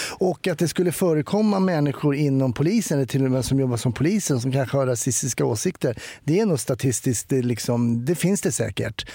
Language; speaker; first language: Swedish; native; Swedish